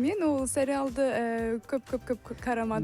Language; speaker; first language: Kazakh; non-native, learner; Turkish